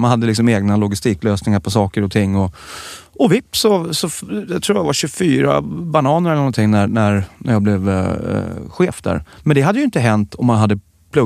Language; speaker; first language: Swedish; native; Swedish